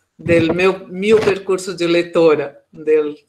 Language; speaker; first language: Italian; non-native, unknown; Portuguese